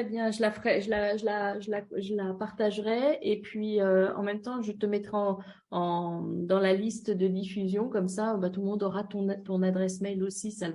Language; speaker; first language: French; native; French